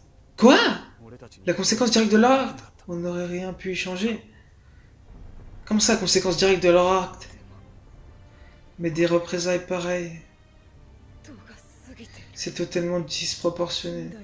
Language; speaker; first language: French; native; French